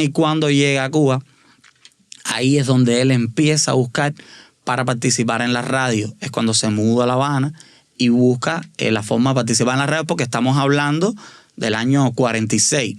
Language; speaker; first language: Spanish; native; Spanish